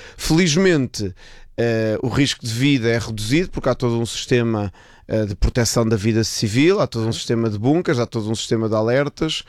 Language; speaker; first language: Portuguese; early bilingual, other home language; Spanish